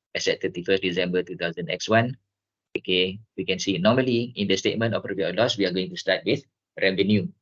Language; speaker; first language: English; non-native, local second language; Malay